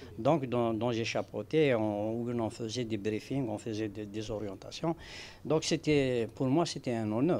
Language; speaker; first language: French; non-native, local second language; Arabic